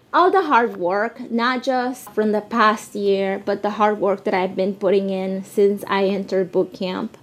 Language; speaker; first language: English; early bilingual, other home language; Spanish